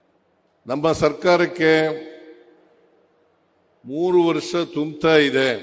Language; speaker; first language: Kannada; native; Kannada